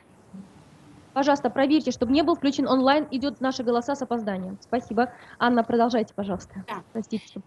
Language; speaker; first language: Russian; native; Russian